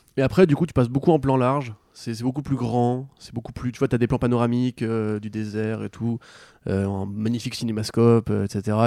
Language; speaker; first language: French; native; French